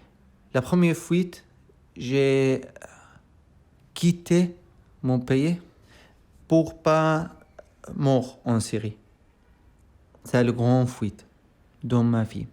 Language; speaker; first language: French; non-native, learner; Arabic